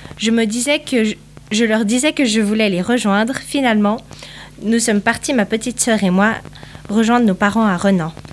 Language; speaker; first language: French; early bilingual, other home language; Portuguese